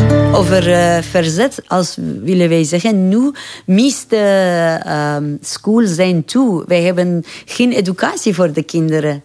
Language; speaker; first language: Dutch; non-native, fluent; Persian